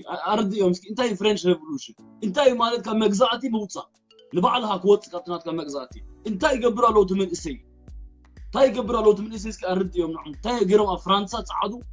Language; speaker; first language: Tigrinya; early bilingual, heritage; Tigrinya